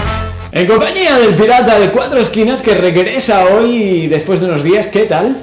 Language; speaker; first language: Spanish; native; Spanish